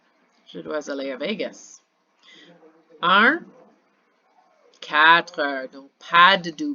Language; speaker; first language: French; non-native, fluent; English